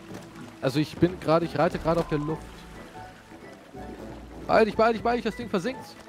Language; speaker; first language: German; native; German